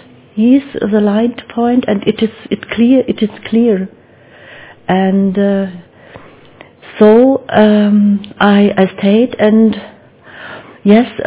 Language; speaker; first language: English; non-native, learner; German